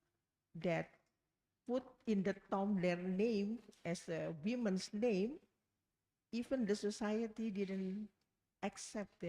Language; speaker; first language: English; non-native, learner; Indonesian